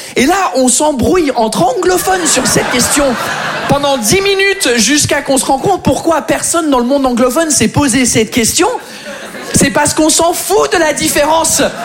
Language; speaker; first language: French; non-native, fluent; English